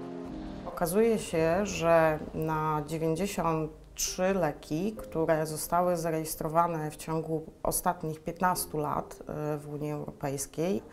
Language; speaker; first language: Polish; native; Polish